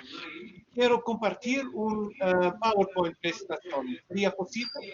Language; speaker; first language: Spanish; non-native, learner; Dutch